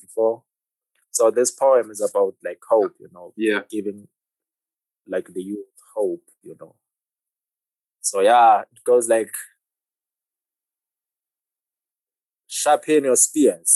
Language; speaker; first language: English; non-native, local second language; Zulu